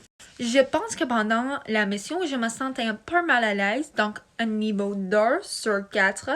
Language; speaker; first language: French; non-native, local second language; English